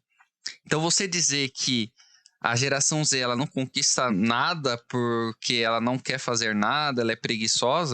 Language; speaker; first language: Portuguese; native; Portuguese